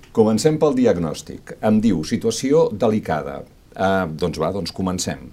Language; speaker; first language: Catalan; native; Catalan